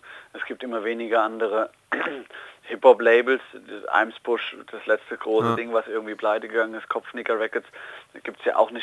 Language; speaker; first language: German; native; German